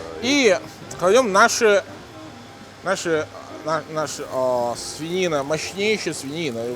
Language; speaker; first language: Russian; non-native, fluent; Italian